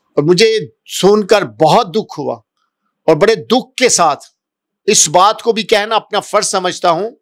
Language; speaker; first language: Urdu; non-native, local second language; Punjabi